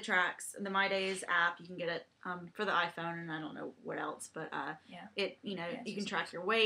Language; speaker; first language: English; native; English